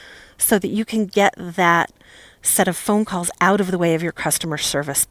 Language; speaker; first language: English; native; English